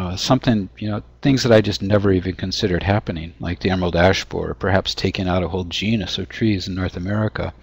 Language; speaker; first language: English; native; English